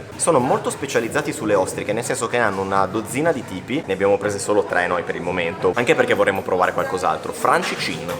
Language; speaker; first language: Italian; native; Italian